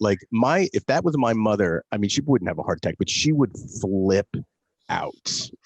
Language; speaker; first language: English; native; English